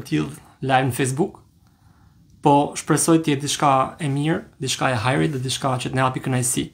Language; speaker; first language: Albanian; native; Albanian